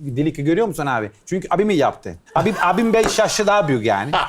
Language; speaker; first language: Turkish; non-native, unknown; Italian